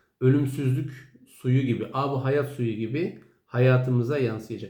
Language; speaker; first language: Turkish; native; Turkish